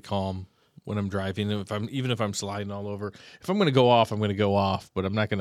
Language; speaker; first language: English; native; English